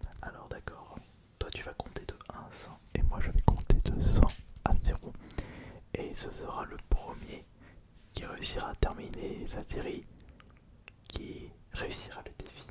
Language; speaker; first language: French; native; French